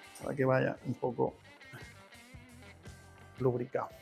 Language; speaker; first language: Spanish; native; Spanish